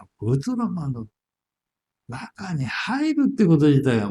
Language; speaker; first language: Japanese; native; Japanese